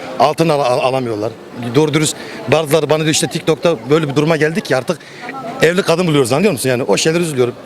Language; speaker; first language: Turkish; native; Turkish